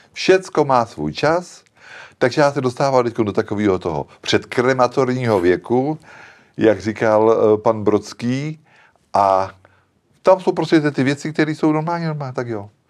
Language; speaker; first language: Czech; native; Czech